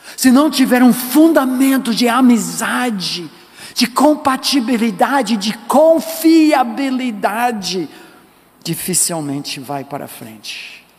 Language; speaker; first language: Portuguese; non-native, fluent; English